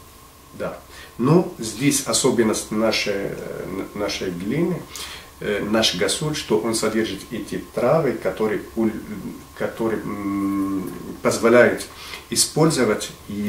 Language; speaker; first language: Russian; non-native, fluent; Arabic